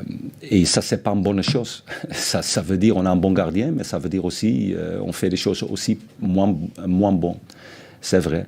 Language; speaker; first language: French; non-native, fluent; Dutch